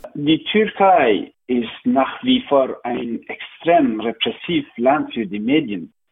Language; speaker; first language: German; non-native, learner; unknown